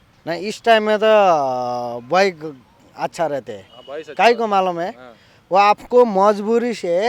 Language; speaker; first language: Hindi; non-native, learner; Nepali